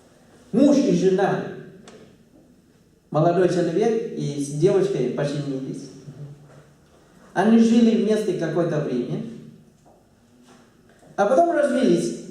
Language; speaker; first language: Russian; non-native, fluent; Thai